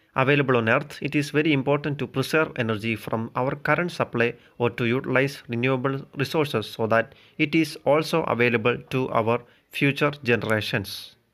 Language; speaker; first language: English; non-native, local second language; Malayalam